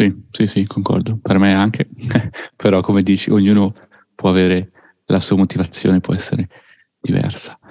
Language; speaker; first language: Italian; native; Italian